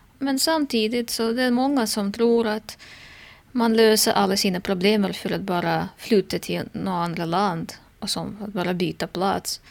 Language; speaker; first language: Swedish; non-native, fluent; Russian